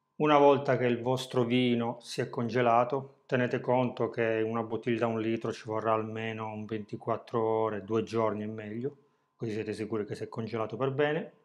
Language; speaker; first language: Italian; native; Italian